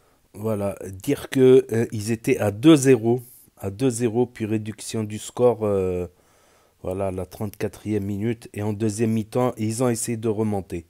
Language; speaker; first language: French; native; French